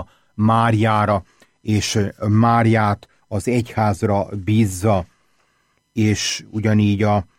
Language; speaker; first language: Hungarian; native; Hungarian